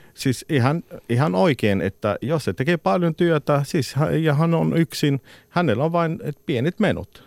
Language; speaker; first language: Finnish; non-native, fluent; Arabic